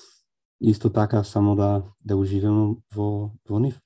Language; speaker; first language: Macedonian; non-native, fluent; English